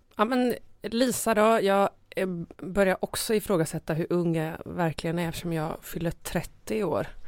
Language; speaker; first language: Swedish; native; Swedish